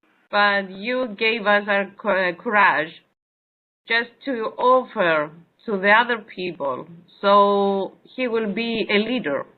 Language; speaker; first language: English; non-native, learner; Greek